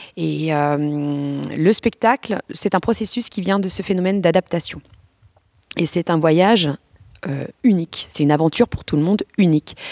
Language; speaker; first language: French; native; French